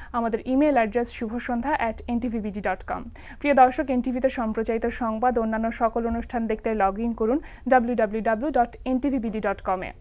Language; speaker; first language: Bangla; native; Bangla